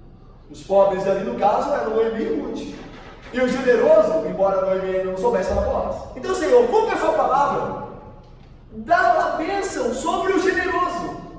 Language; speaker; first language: Portuguese; native; Portuguese